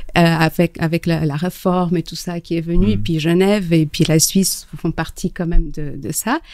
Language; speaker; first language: French; non-native, fluent; Portuguese